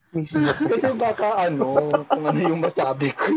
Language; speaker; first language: Filipino; non-native, local second language; Bikol